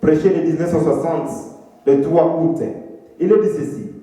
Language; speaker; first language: French; non-native, local second language; Swahili